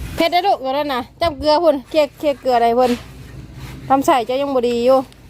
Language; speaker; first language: Thai; native; Thai